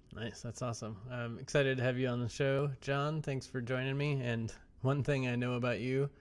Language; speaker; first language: English; native; English